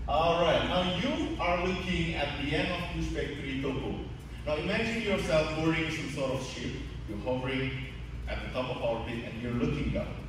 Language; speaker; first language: English; non-native, fluent; Indonesian